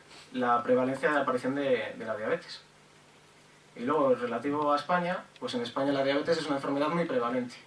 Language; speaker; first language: Spanish; native; Spanish